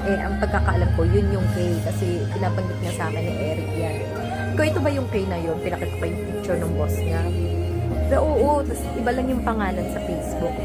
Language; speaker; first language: Filipino; native; Filipino